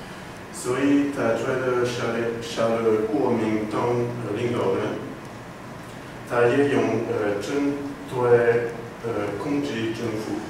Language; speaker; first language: Chinese; non-native, learner; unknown